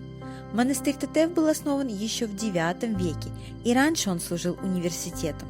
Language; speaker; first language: Russian; native; Russian